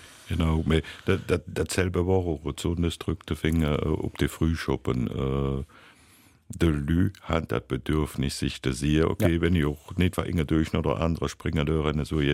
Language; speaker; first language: German; native; German